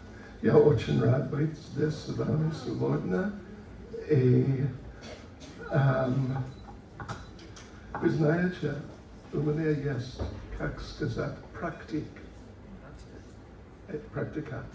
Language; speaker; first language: Russian; non-native, learner; English